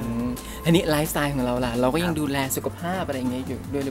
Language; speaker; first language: Thai; native; Thai